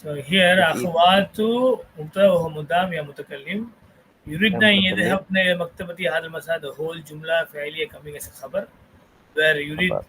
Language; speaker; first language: Arabic; non-native, fluent; Tamil